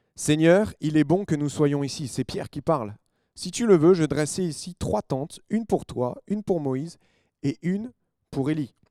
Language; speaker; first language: French; native; French